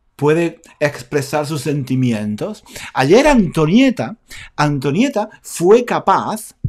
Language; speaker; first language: Spanish; native; Spanish